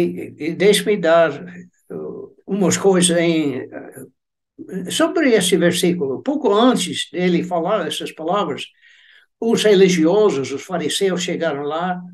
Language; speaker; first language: Portuguese; non-native, fluent; English